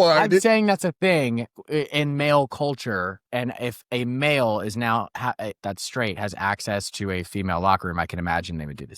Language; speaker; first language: English; native; English